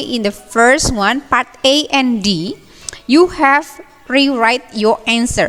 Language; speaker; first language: English; non-native, fluent; Indonesian